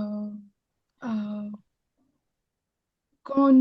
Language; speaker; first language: French; non-native, learner; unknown